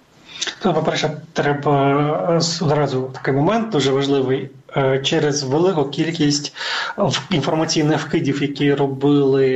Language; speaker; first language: Ukrainian; native; Ukrainian